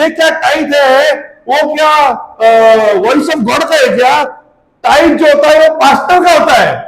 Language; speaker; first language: Hindi; non-native, local second language; Marathi